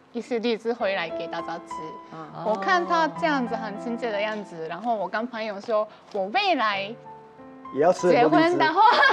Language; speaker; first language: Chinese; non-native, fluent; Japanese